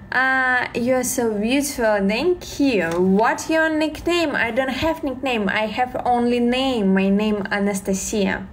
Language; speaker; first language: English; non-native, learner; Russian